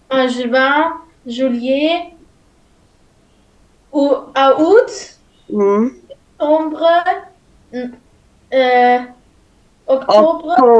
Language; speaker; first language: French; non-native, learner; Tamil